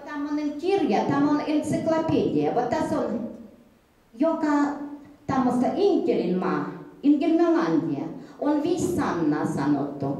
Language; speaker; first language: Finnish; early bilingual, heritage; Finnish